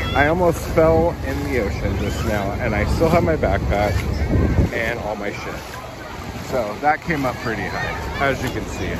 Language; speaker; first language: English; native; English